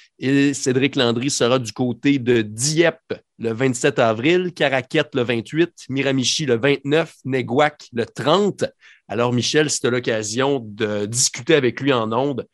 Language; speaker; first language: French; native; French